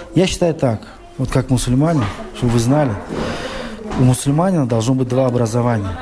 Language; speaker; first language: Russian; non-native, local second language; Tajik